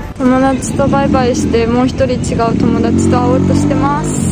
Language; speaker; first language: Japanese; non-native, fluent; Mongolian